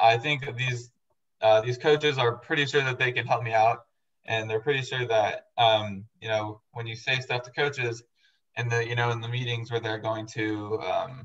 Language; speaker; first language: English; native; English